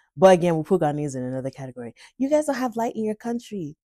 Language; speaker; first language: English; native; English